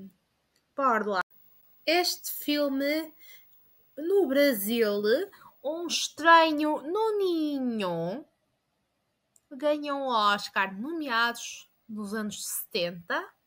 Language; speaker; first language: Portuguese; non-native, learner; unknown